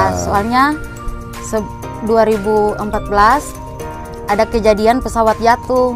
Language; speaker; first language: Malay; non-native, local second language; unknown